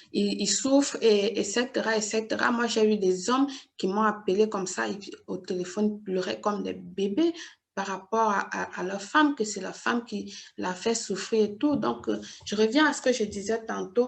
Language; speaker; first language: French; native; French